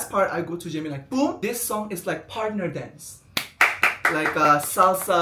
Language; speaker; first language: English; non-native, fluent; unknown